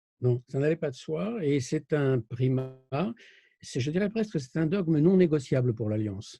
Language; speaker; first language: French; native; French